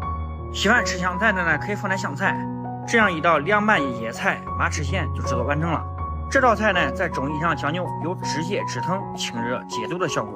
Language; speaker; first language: Chinese; native; Chinese